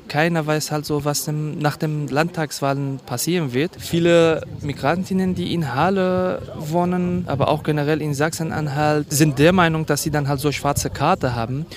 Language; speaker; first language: German; non-native, fluent; Kurdish